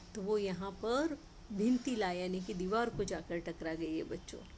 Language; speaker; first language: Hindi; non-native, local second language; Marathi